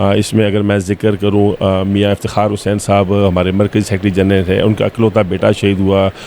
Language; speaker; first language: Urdu; non-native, local second language; Pashto